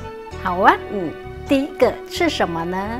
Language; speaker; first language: Chinese; non-native, local second language; Vietnamese